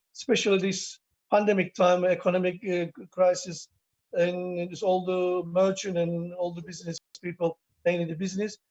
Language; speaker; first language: English; non-native, learner; Turkish